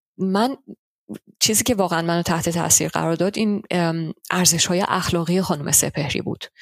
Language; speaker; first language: Persian; early bilingual, heritage; Persian